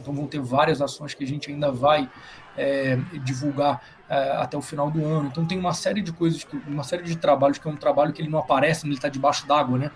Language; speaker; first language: Portuguese; native; Portuguese